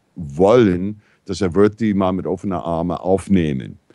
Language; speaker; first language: German; non-native, fluent; English